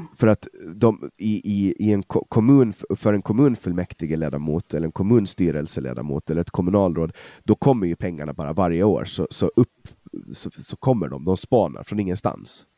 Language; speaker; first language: Swedish; non-native, fluent; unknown